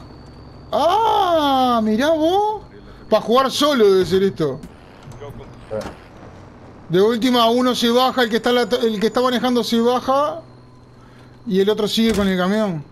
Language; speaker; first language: Spanish; native; Spanish